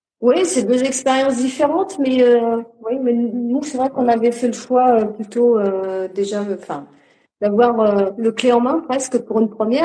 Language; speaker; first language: French; native; French